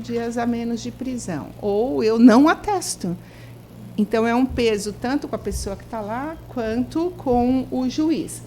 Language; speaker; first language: Portuguese; native; Portuguese